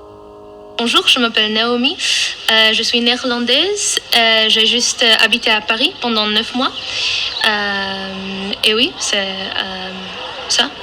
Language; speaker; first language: French; non-native, fluent; Dutch